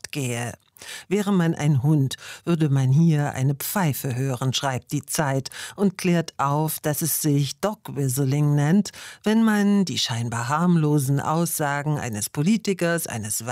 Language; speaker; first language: German; native; German